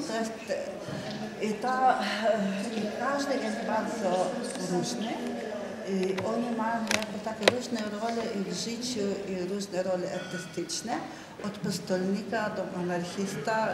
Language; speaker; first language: Polish; non-native, learner; Lithuanian